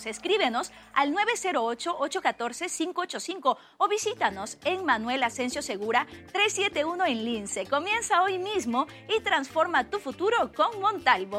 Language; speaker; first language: Spanish; native; Spanish